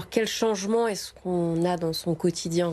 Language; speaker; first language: French; native; French